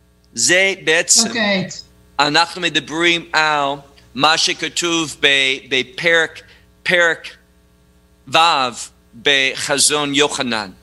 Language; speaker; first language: Hebrew; non-native, fluent; English